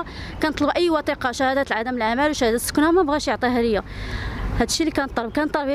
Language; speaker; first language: Arabic; native; Arabic